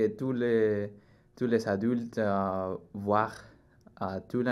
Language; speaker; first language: French; non-native, learner; Spanish